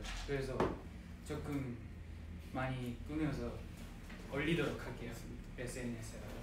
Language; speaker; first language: Korean; non-native, fluent; Japanese